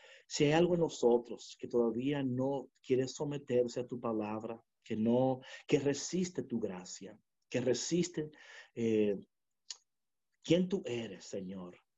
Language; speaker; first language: Spanish; early bilingual, heritage; Spanish